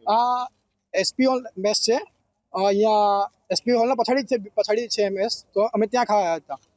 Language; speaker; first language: Gujarati; native; Gujarati